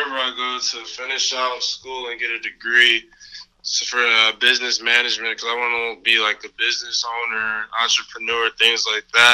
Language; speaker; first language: English; native; English